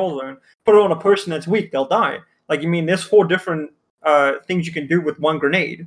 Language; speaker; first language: English; non-native, local second language; Afrikaans